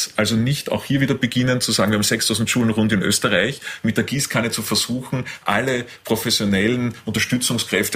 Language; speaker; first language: German; native; German